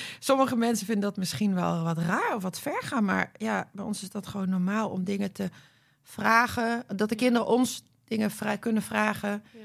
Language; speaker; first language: Dutch; early bilingual, other home language; Croatian